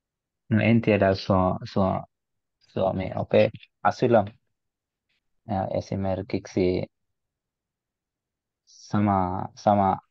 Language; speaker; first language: Finnish; non-native, learner; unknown